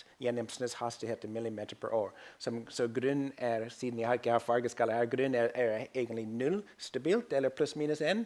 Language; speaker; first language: Norwegian; non-native, fluent; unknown